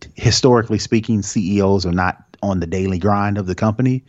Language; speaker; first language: English; native; English